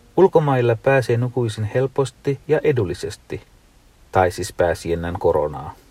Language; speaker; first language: Finnish; non-native, fluent; Tamil